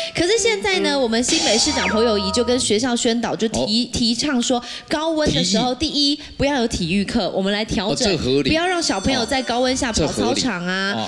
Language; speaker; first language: Chinese; native; Chinese